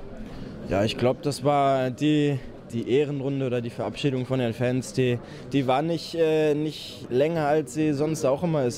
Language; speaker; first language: German; native; German